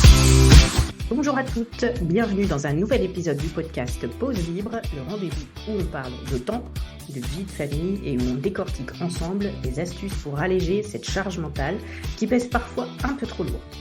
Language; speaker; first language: French; native; French